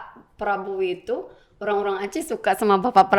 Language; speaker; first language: Indonesian; non-native, learner; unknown